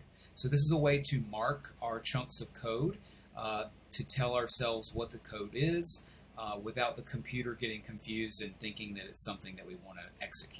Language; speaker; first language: English; native; English